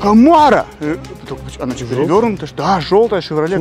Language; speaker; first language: Russian; native; Russian